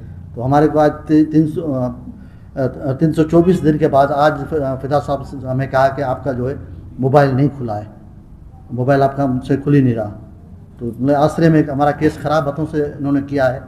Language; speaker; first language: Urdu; non-native, local second language; Sindhi